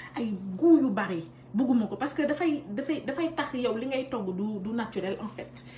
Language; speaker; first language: French; non-native, local second language; Wolof